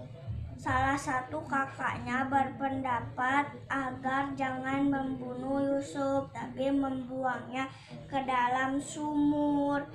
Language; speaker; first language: Indonesian; native; Indonesian